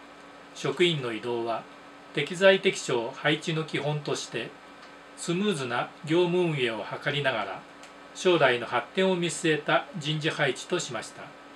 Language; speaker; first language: Japanese; native; Japanese